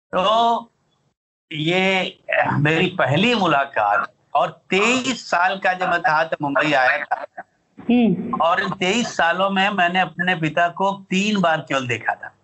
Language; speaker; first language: Hindi; native; Hindi